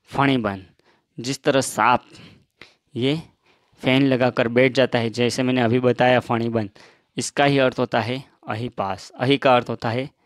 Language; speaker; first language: Hindi; non-native, local second language; Gujarati